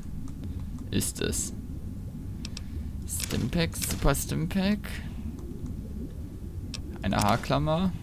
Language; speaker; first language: German; native; German